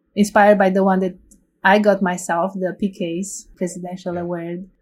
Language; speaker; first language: English; non-native, fluent; Romanian